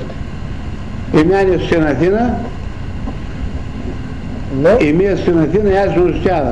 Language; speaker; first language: Greek; native; Greek